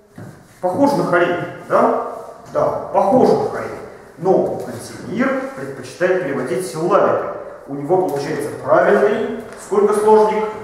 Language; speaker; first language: Russian; native; Russian